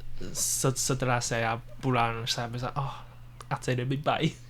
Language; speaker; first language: Indonesian; non-native, learner; Chinese